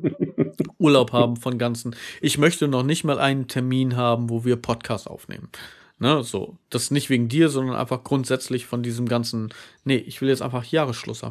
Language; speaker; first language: German; native; German